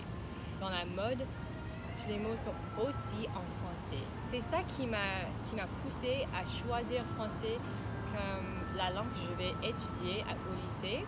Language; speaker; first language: French; non-native, fluent; English